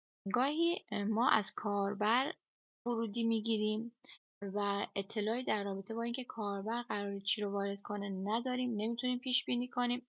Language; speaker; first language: Persian; native; Persian